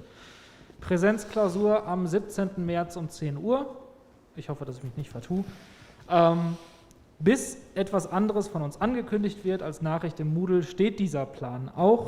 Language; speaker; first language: German; native; German